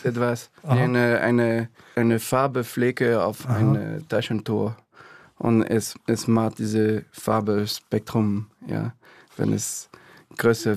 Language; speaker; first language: German; non-native, fluent; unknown